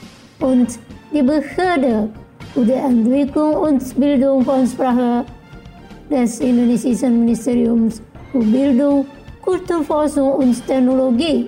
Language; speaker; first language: German; non-native, fluent; Indonesian